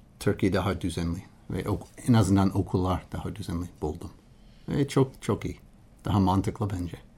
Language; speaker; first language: Turkish; non-native, learner; English